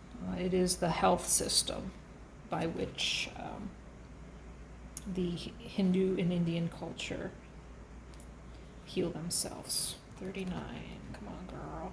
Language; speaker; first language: English; native; English